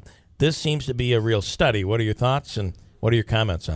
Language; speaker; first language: English; native; English